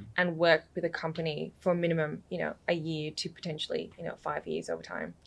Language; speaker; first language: English; native; English